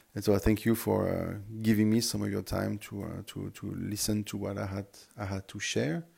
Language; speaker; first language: English; non-native, fluent; French